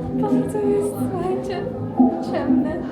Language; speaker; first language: Polish; non-native, learner; Persian